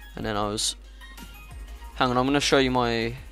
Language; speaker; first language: English; native; English